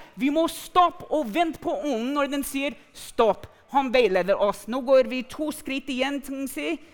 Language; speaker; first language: Norwegian; non-native, fluent; English